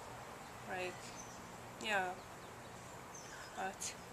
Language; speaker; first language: English; non-native, learner; Japanese